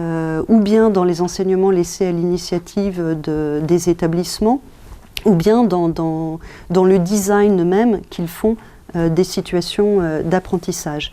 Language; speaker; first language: French; native; French